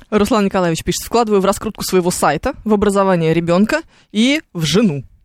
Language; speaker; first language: Russian; native; Russian